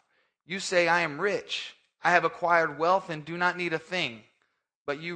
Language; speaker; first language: English; native; English